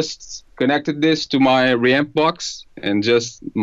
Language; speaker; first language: English; non-native, fluent; Portuguese